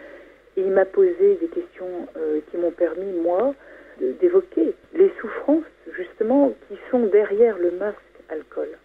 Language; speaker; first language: French; native; French